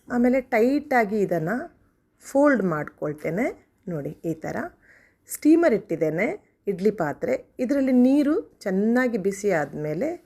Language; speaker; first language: Kannada; non-native, local second language; Konkani